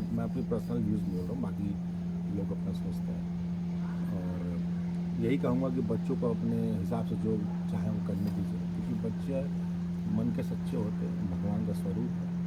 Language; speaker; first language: Hindi; native; Hindi